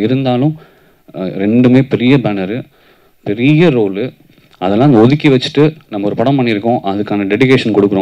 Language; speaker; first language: Tamil; native; Tamil